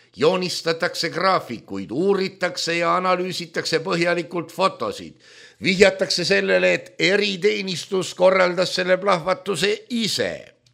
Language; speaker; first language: Estonian; native; Estonian